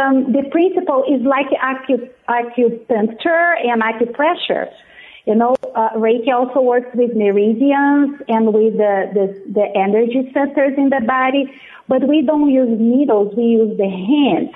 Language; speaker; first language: English; non-native, fluent; Portuguese